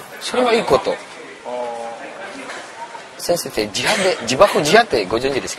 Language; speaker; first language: Japanese; non-native, learner; Indonesian